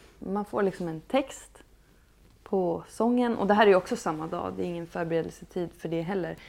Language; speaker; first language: Swedish; native; Swedish